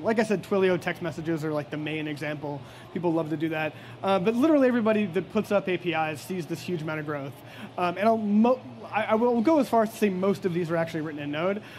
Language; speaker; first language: English; native; English